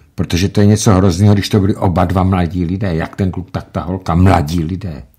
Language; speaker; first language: Czech; native; Czech